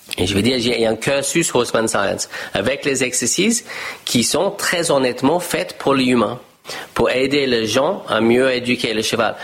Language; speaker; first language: French; non-native, fluent; English